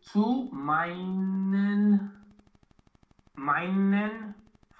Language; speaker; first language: German; non-native, learner; Romanian